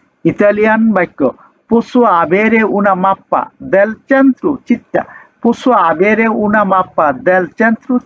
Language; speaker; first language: Italian; non-native, learner; Bangla